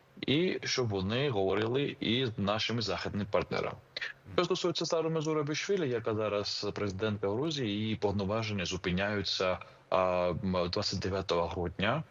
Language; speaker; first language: Ukrainian; non-native, fluent; Georgian